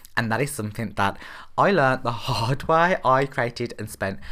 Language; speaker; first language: English; native; English